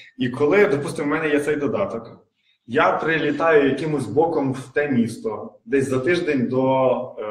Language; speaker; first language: Ukrainian; native; Ukrainian